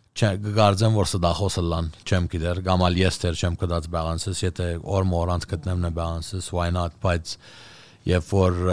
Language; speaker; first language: Armenian; early bilingual, heritage; Armenian